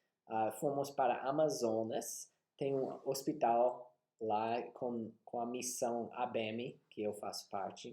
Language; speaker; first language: Portuguese; non-native, fluent; English